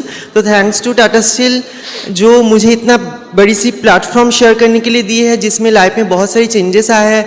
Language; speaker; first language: Hindi; non-native, local second language; Bangla